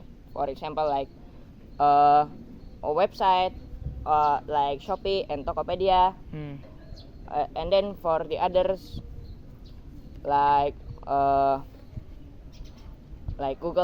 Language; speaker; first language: English; non-native, learner; Indonesian